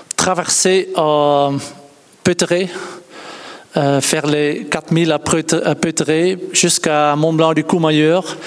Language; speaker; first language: French; non-native, fluent; Dutch